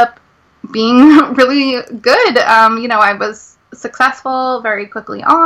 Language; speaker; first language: English; native; English